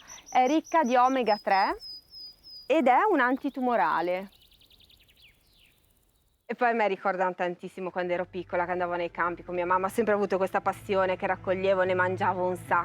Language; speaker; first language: Italian; native; Italian